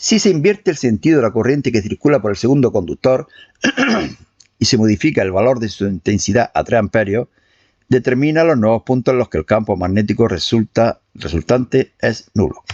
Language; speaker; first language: Spanish; native; Spanish